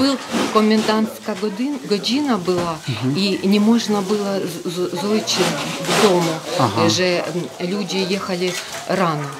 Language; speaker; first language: Polish; non-native, learner; Ukrainian